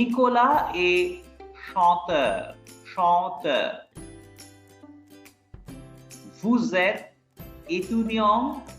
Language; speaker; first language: French; non-native, fluent; Bangla